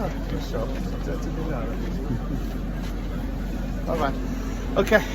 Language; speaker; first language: Russian; non-native, learner; English